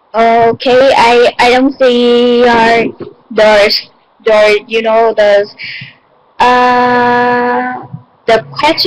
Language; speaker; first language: English; non-native, learner; Vietnamese